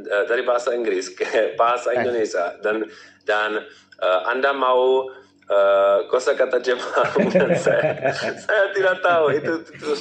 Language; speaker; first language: Indonesian; non-native, learner; Czech